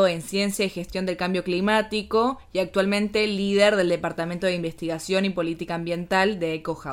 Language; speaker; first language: Spanish; native; Spanish